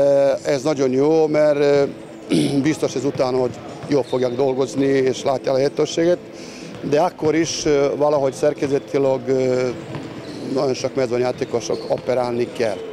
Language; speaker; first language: Hungarian; non-native, learner; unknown